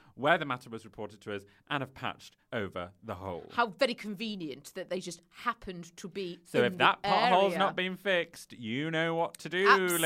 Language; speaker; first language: English; native; English